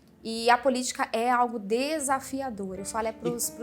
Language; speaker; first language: Portuguese; native; Portuguese